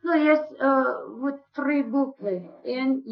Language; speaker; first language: Russian; non-native, fluent; English